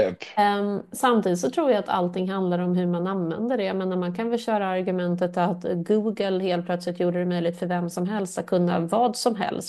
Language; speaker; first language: Swedish; native; Swedish